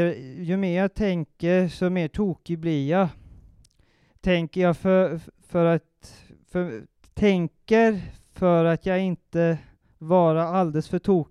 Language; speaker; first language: Swedish; native; Swedish